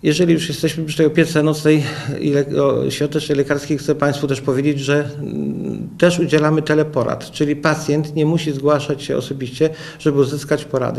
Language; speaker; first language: Polish; native; Polish